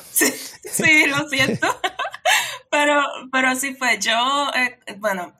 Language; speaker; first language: Spanish; native; Spanish